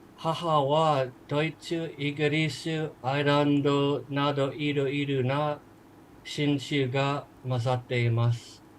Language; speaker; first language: Japanese; non-native, learner; English